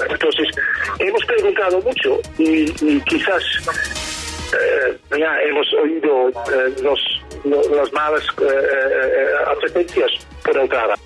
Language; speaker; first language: Spanish; non-native, learner; Dutch